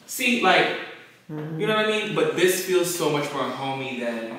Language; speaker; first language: English; native; English